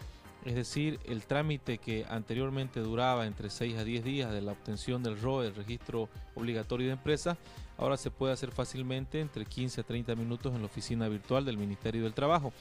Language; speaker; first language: Spanish; native; Spanish